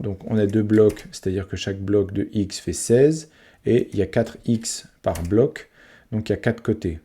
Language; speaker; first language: French; native; French